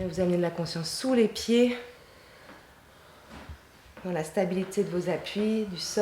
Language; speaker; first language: French; native; French